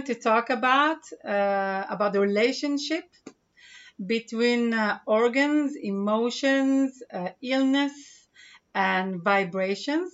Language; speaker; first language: English; non-native, fluent; Hebrew